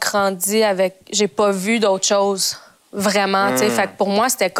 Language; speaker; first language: French; native; French